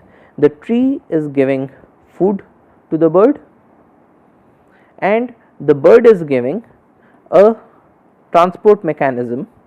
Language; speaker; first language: English; non-native, local second language; Hindi